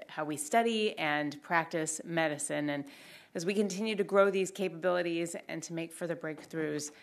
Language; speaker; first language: English; native; English